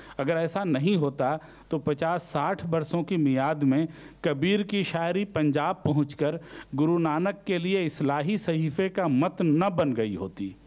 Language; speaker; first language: Urdu; native; Urdu